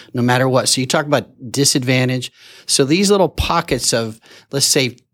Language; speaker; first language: English; native; English